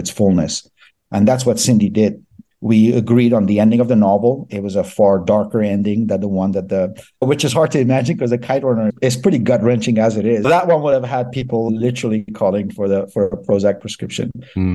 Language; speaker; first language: English; non-native, fluent; Persian